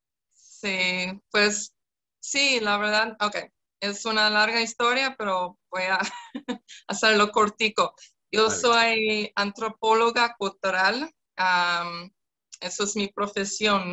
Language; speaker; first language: Spanish; non-native, fluent; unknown